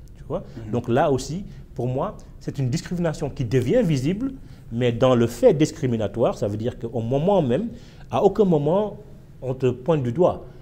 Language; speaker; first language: French; non-native, local second language; Wolof